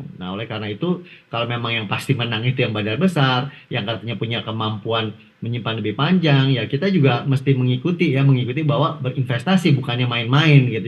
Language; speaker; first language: Indonesian; native; Indonesian